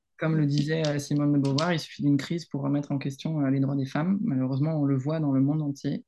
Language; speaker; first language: French; non-native, fluent; Spanish